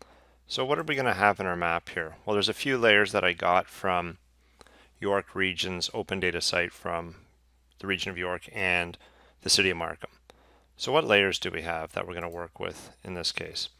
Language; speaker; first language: English; native; English